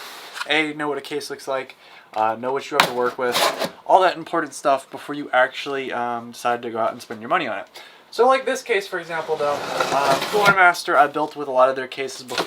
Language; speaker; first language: English; native; English